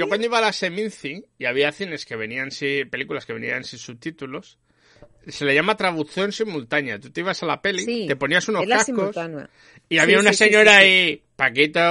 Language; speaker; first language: Spanish; native; Spanish